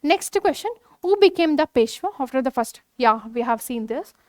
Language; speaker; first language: English; non-native, local second language; Kannada